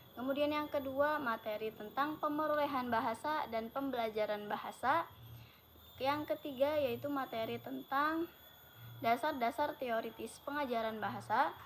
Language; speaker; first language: Indonesian; non-native, local second language; Javanese